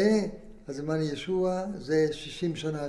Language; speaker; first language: Hebrew; non-native, fluent; Italian